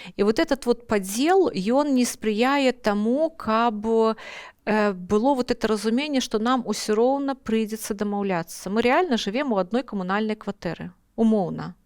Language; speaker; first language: Belarusian; non-native, local second language; Russian